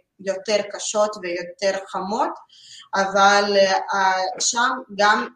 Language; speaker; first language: Hebrew; non-native, learner; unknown